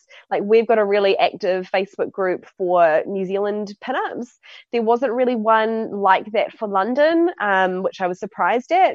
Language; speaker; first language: English; native; English